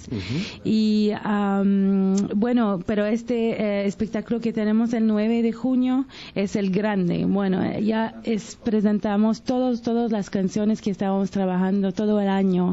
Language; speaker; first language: Spanish; early bilingual, heritage; Spanish